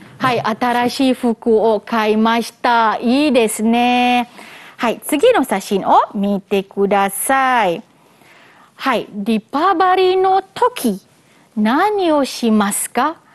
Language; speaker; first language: Japanese; non-native, fluent; Malay